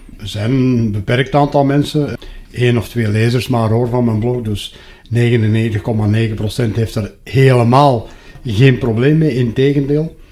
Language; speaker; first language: Dutch; native; Dutch